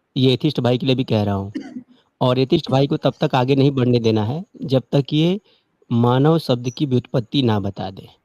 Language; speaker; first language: Hindi; native; Hindi